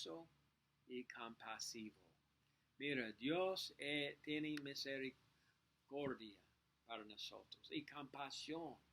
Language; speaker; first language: Spanish; non-native, learner; English